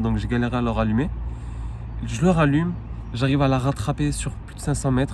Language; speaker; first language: French; native; French